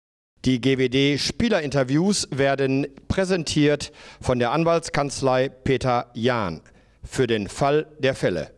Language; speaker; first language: German; native; German